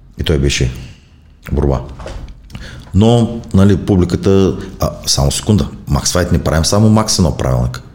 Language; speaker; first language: Bulgarian; native; Bulgarian